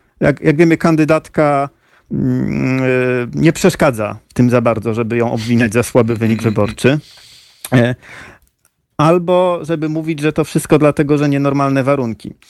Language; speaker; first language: Polish; native; Polish